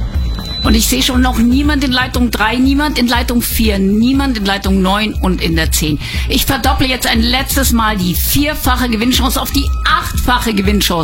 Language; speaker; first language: German; native; German